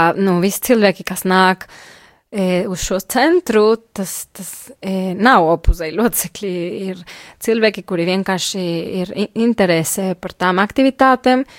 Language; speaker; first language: Latvian; non-native, fluent; Spanish